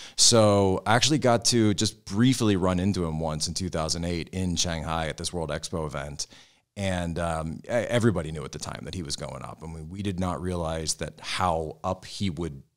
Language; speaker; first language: English; native; English